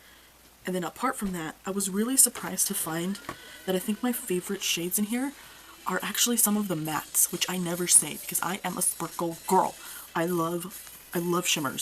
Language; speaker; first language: English; native; English